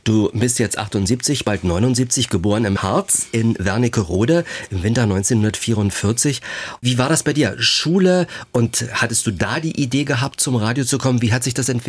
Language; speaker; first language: German; native; German